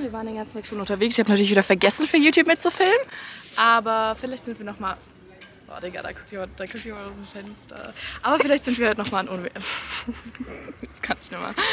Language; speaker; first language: German; native; German